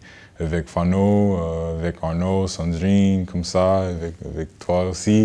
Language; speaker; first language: French; non-native, learner; English